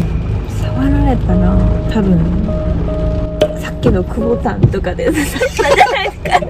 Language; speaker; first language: Japanese; non-native, fluent; Korean